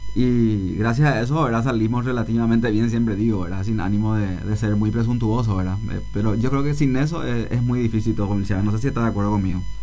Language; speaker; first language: Spanish; non-native, local second language; Guarani